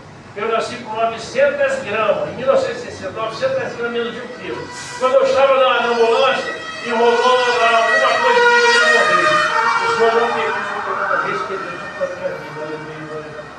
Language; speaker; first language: Portuguese; native; Portuguese